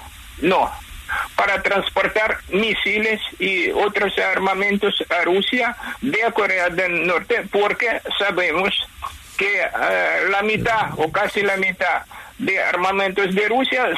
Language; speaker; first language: Spanish; non-native, fluent; Ukrainian